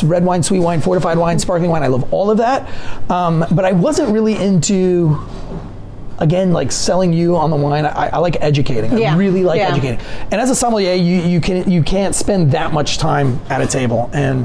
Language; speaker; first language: English; native; English